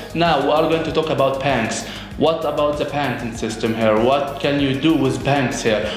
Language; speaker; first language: English; non-native, fluent; Arabic